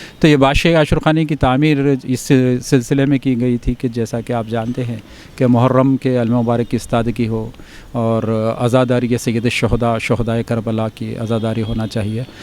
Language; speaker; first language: Urdu; native; Urdu